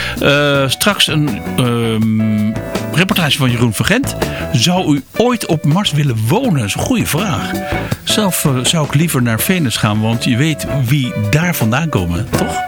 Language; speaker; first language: Dutch; native; Dutch